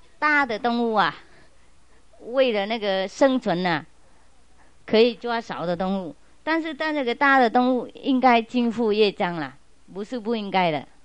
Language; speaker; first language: Chinese; non-native, fluent; Vietnamese